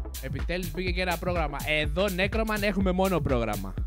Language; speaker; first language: Greek; native; Greek